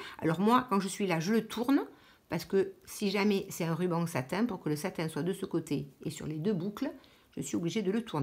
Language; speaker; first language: French; native; French